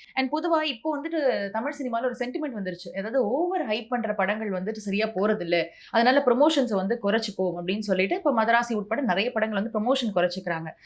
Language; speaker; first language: Tamil; native; Tamil